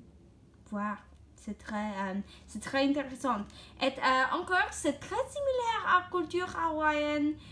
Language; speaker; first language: French; non-native, learner; English